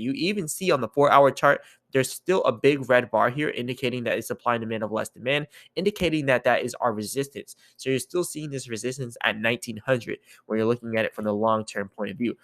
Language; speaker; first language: English; native; English